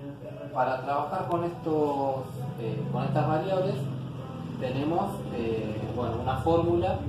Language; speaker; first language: Spanish; native; Spanish